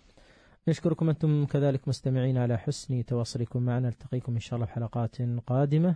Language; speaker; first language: Arabic; native; Arabic